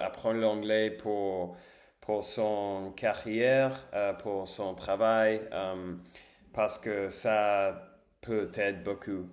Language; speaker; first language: French; non-native, learner; English